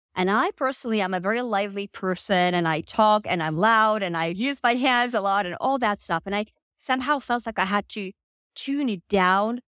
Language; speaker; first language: English; non-native, fluent; Finnish